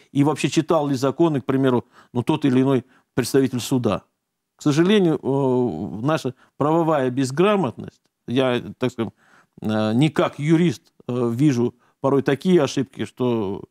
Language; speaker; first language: Russian; native; Russian